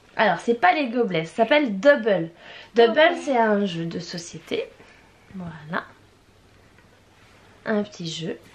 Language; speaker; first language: French; native; French